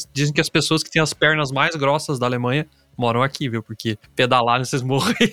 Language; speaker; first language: Portuguese; native; Portuguese